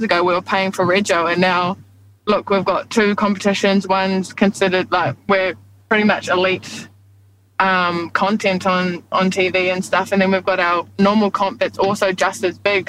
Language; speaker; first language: English; native; English